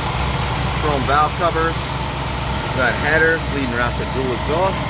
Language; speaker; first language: English; native; English